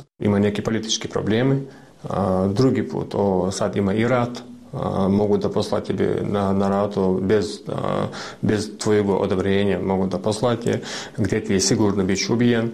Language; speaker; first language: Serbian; non-native, learner; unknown